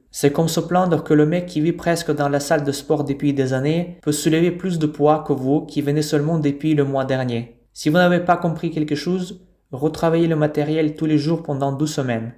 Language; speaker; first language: French; non-native, fluent; Russian